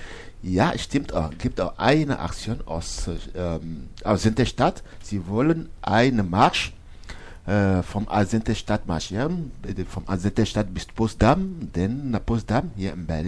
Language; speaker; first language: German; non-native, learner; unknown